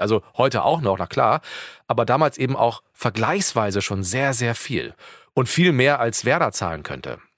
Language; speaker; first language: German; native; German